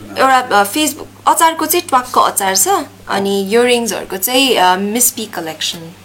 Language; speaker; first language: Nepali; native; Nepali